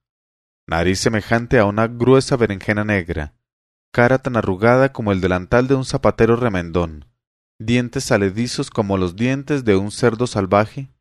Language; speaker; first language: Spanish; native; Spanish